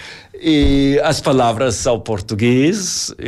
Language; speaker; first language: Portuguese; non-native, learner; German